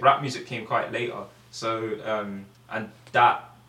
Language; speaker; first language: English; native; English